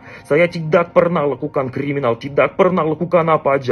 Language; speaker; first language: Indonesian; non-native, fluent; Russian